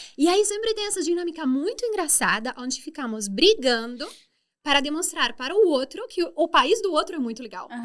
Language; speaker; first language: Portuguese; non-native, fluent; Italian